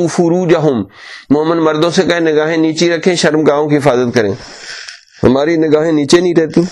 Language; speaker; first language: Urdu; native; Urdu